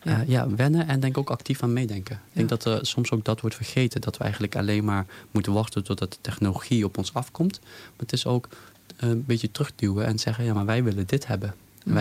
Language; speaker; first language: Dutch; native; Dutch